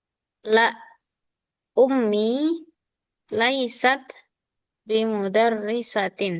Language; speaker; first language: Arabic; non-native, fluent; Indonesian